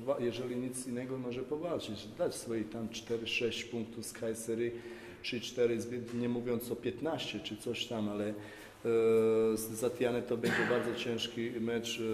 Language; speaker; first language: Polish; non-native, fluent; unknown